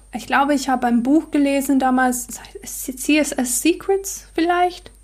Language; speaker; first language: German; non-native, fluent; English